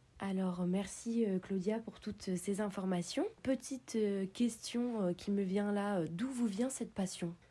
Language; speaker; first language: French; native; French